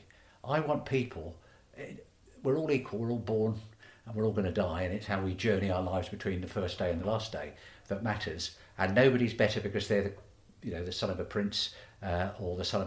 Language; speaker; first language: English; native; English